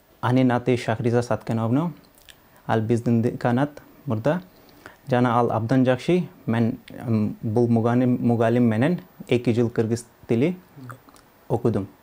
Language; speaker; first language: Kyrgyz; non-native, learner; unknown